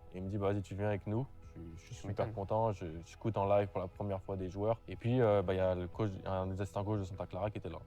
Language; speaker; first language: French; native; French